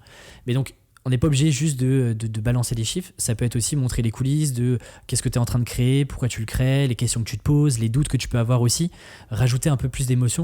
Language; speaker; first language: French; native; French